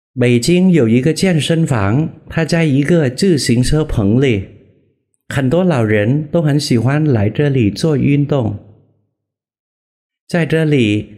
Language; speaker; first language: Chinese; non-native, fluent; Vietnamese